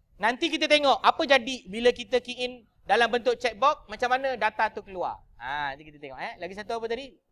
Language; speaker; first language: Malay; native; Malay